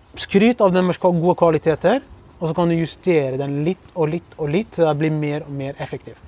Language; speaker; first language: Norwegian; early bilingual, other home language; Kurdish